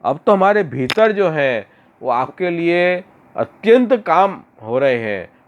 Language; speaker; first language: Hindi; non-native, local second language; Gujarati